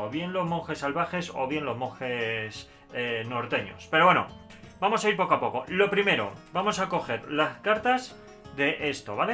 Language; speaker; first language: Spanish; native; Spanish